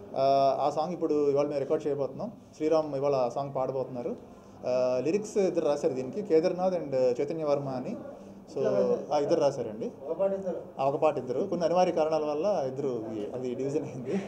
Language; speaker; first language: Telugu; native; Telugu